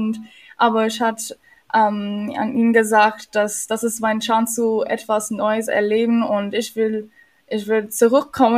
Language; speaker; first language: German; non-native, learner; English